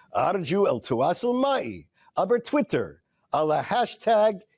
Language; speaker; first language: Arabic; non-native, fluent; English